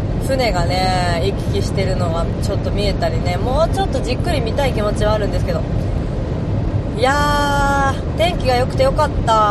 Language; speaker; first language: Japanese; native; Japanese